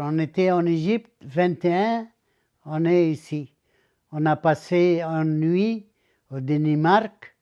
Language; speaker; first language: French; non-native, learner; Arabic